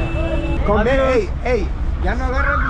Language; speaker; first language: Spanish; native; Spanish